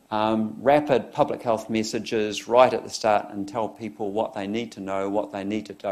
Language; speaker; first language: English; native; English